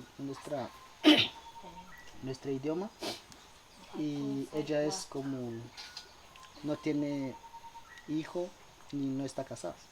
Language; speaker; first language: Spanish; non-native, local second language; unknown